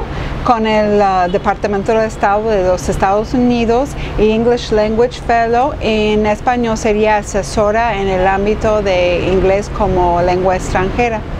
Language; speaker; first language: Spanish; non-native, fluent; English